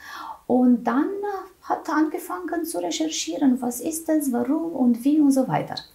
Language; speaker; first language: German; non-native, fluent; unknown